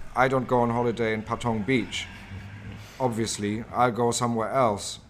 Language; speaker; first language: English; non-native, fluent; German